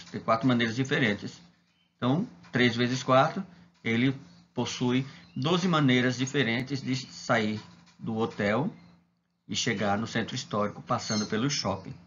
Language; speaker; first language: Portuguese; native; Portuguese